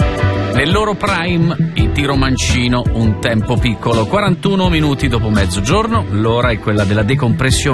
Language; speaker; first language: Italian; native; Italian